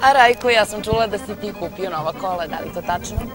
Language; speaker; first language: Serbian; native; Serbian